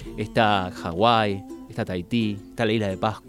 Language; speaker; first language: Spanish; native; Spanish